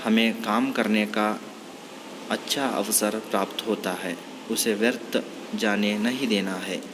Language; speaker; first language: Hindi; non-native, local second language; Kannada